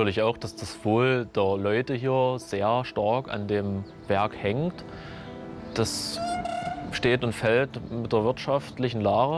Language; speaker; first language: German; native; German